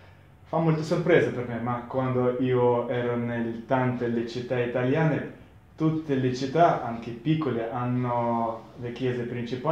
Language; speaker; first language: Italian; non-native, learner; Russian